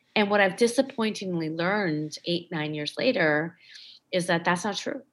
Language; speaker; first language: English; native; English